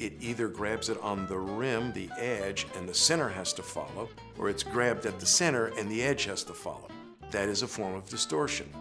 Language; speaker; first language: English; native; English